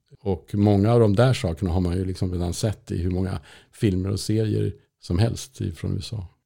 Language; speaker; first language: Swedish; native; Swedish